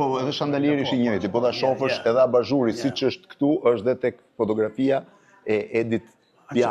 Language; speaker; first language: Albanian; native; Albanian